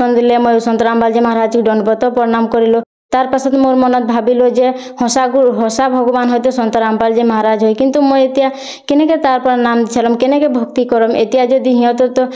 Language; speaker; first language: Assamese; non-native, local second language; Bodo